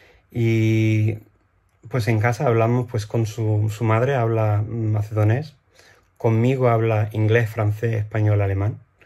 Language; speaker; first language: Spanish; non-native, fluent; English